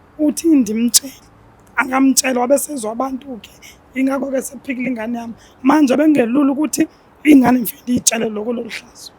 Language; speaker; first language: Zulu; non-native, local second language; Xhosa